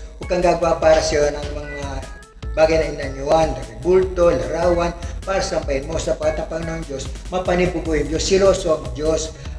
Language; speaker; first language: Filipino; native; Filipino